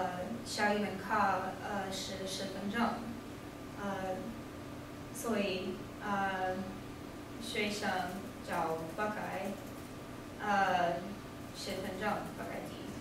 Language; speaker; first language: Chinese; non-native, learner; English